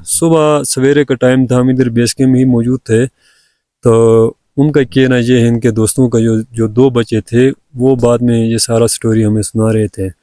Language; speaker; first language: Urdu; non-native, local second language; Sicilian